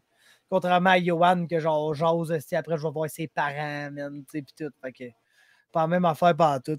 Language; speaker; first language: French; native; French